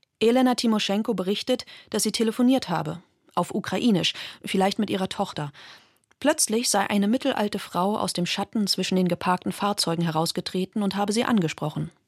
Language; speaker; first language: German; native; German